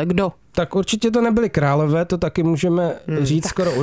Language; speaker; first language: Czech; native; Czech